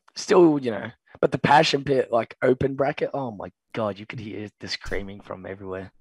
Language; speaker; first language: English; native; English